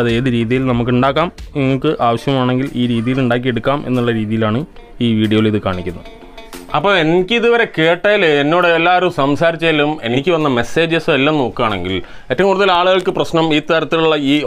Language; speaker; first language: Malayalam; native; Malayalam